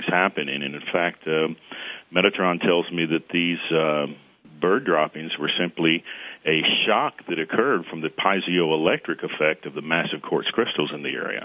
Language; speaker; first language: English; native; English